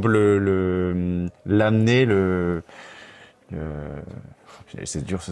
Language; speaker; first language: French; native; French